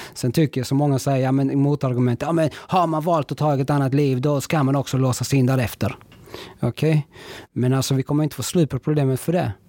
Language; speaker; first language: Swedish; early bilingual, other home language; Spanish